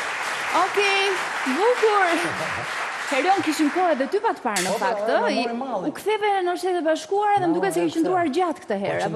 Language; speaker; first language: Albanian; native; Albanian